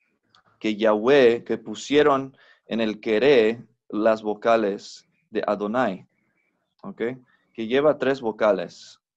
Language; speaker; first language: Spanish; non-native, fluent; English